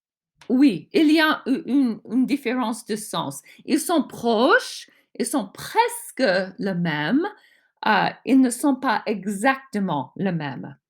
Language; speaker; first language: French; non-native, fluent; English